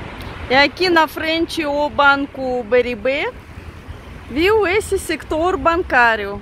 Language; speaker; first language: Portuguese; non-native, fluent; Russian